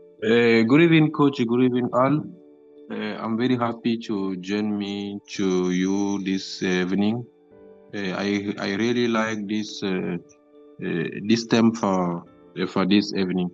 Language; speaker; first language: English; non-native, learner; French